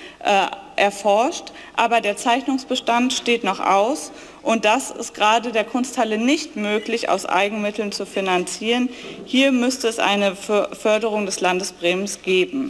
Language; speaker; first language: German; native; German